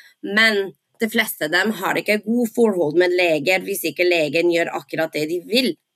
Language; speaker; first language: Norwegian; non-native, fluent; English